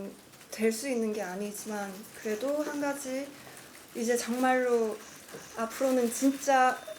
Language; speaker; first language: Korean; non-native, fluent; Cantonese